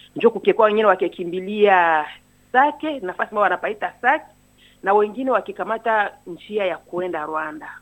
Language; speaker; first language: Swahili; native; Swahili